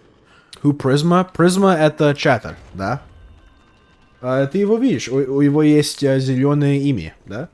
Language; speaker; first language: Russian; non-native, learner; English